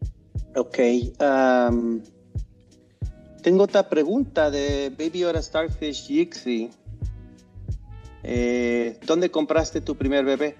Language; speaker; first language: Spanish; non-native, fluent; English